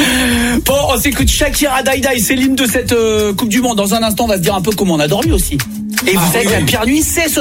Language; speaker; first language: French; native; French